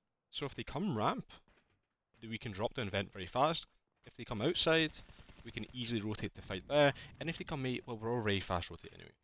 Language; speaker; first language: English; native; English